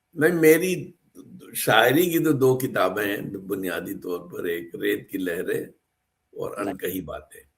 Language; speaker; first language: Urdu; native; Urdu